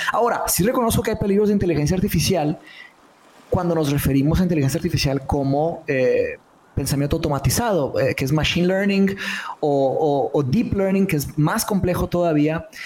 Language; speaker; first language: Spanish; early bilingual, other home language; Portuguese